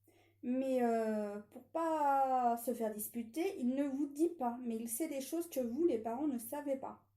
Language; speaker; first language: French; native; French